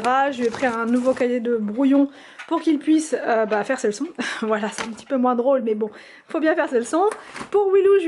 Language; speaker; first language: French; native; French